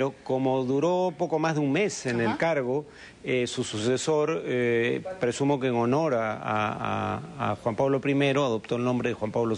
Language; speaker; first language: Spanish; native; Spanish